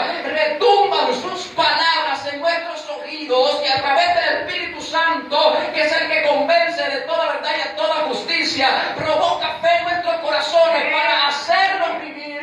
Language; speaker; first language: Spanish; native; Spanish